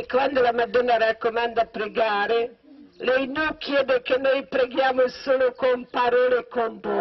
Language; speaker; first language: Italian; non-native, learner; Croatian